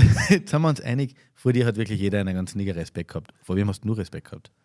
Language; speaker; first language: German; native; German